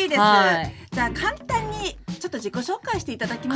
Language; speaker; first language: Japanese; native; Japanese